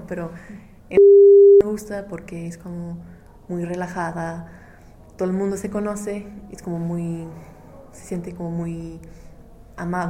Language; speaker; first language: Spanish; non-native, fluent; English